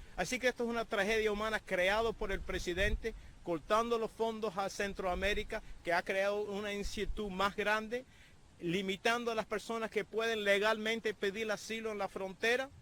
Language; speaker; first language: Spanish; early bilingual, heritage; Spanish